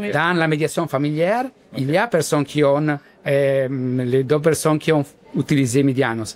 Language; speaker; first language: French; non-native, learner; Italian